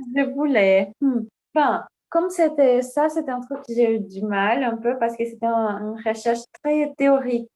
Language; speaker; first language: French; non-native, fluent; Portuguese